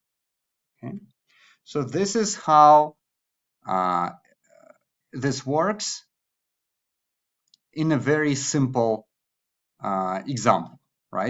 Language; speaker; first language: English; non-native, fluent; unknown